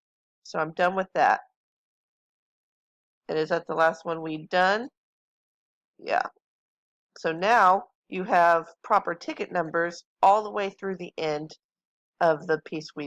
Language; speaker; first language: English; native; English